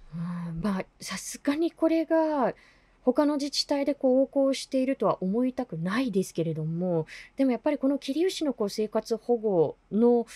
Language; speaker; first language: Japanese; native; Japanese